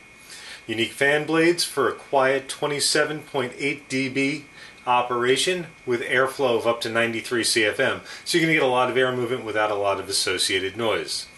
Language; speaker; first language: English; native; English